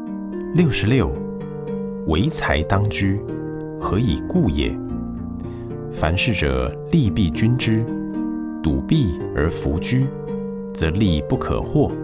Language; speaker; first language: Chinese; native; Chinese